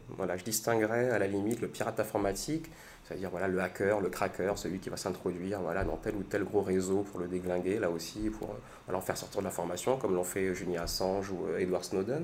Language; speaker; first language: French; native; French